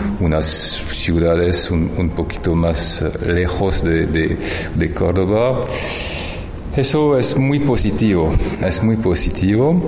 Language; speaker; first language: Spanish; non-native, fluent; French